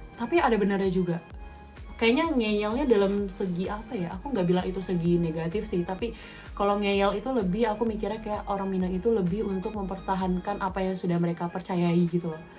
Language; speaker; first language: Indonesian; native; Indonesian